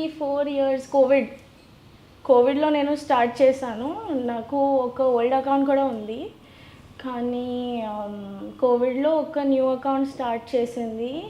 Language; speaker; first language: Telugu; non-native, local second language; Gujarati